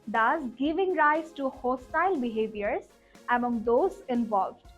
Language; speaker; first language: English; non-native, local second language; Bangla